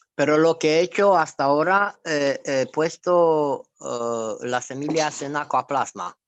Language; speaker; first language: Spanish; non-native, fluent; Romanian